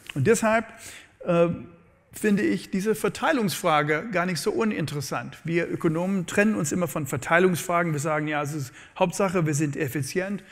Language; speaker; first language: German; non-native, fluent; English